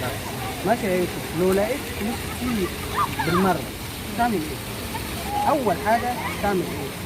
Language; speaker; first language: Arabic; non-native, fluent; Oromo